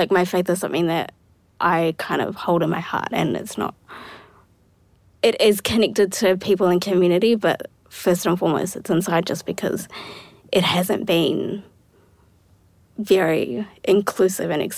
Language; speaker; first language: English; native; English